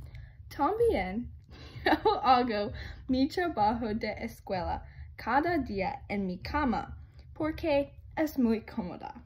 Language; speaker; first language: Spanish; non-native, learner; English